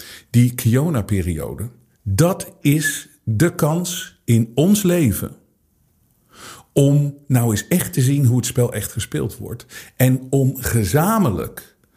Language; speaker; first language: Dutch; native; Dutch